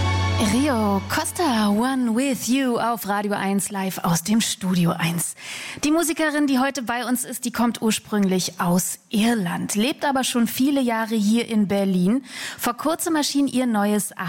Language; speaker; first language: German; native; German